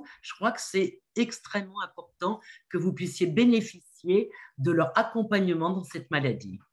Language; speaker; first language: French; native; French